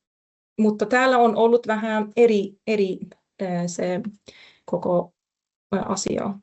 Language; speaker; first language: Finnish; non-native, fluent; Persian